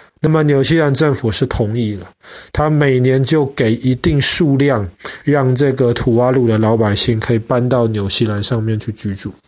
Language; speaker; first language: Chinese; native; Chinese